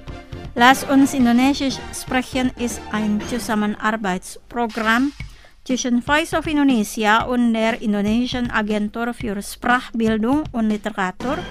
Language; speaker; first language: German; non-native, fluent; Indonesian